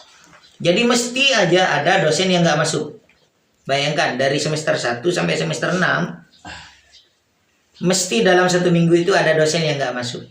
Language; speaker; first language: Indonesian; native; Indonesian